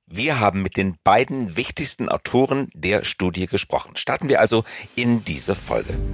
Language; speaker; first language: German; native; German